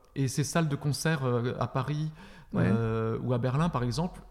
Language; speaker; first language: French; native; French